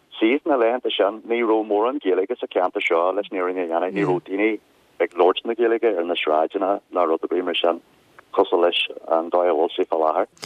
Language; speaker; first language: Irish; non-native, local second language; English